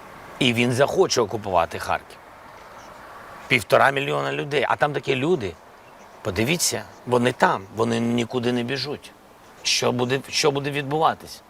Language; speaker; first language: Ukrainian; non-native, local second language; Russian